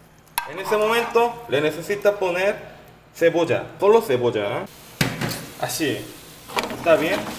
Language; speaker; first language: Spanish; non-native, learner; Korean